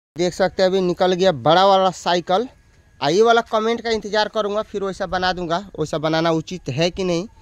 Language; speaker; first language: Hindi; native; Hindi